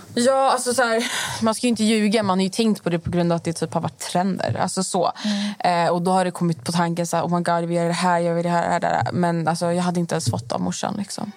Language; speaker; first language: Swedish; early bilingual, other home language; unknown